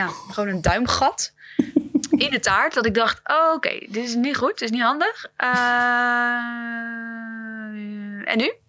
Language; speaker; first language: Dutch; native; Dutch